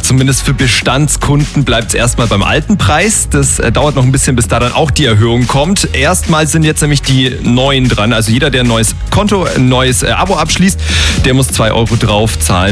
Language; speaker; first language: German; native; German